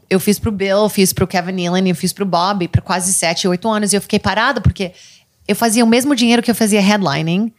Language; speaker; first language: Portuguese; early bilingual, heritage; English